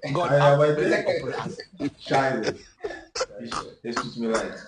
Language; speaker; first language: German; non-native, learner; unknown